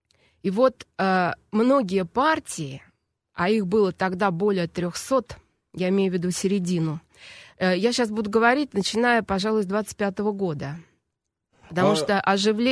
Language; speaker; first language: Russian; native; Russian